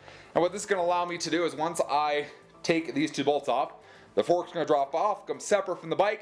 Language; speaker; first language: English; native; English